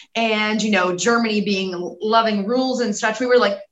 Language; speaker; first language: English; native; English